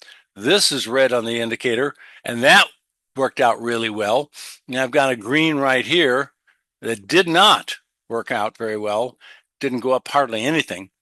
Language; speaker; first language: English; native; English